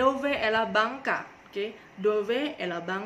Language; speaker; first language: Italian; non-native, learner; Indonesian